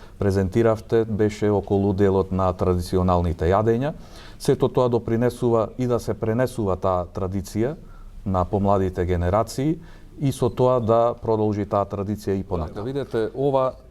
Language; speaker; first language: Macedonian; native; Macedonian